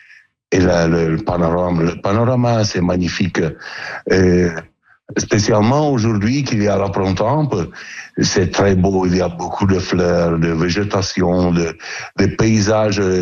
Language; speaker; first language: French; non-native, learner; Italian